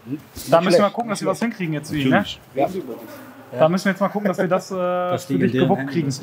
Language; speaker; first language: German; native; German